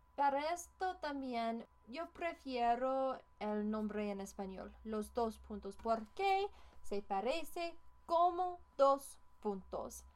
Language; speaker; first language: Spanish; non-native, fluent; English